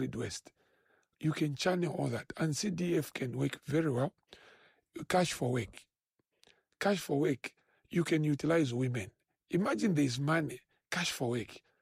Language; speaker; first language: English; non-native, local second language; Bemba